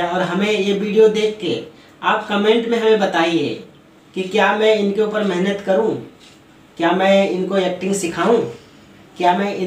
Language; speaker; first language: Hindi; native; Hindi